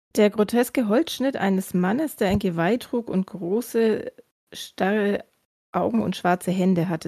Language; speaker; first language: German; native; German